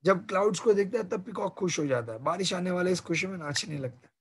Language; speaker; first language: Hindi; non-native, local second language; Marathi